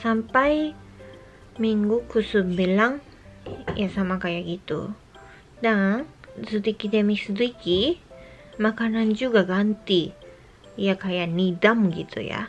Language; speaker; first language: Indonesian; non-native, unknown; Japanese